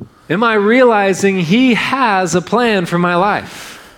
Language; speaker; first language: English; native; English